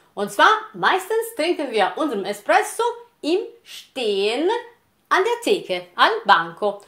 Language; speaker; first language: German; non-native, fluent; Italian